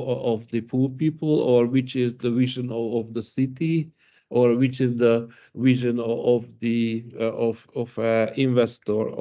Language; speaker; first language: English; non-native, learner; Hungarian